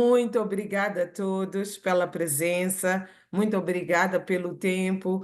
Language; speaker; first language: Portuguese; non-native, local second language; Tsonga